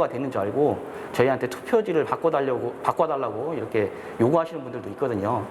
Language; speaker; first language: Korean; native; Korean